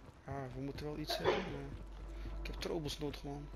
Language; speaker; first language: Dutch; non-native, local second language; Turkish